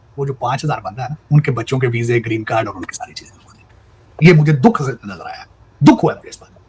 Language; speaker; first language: Urdu; non-native, local second language; Punjabi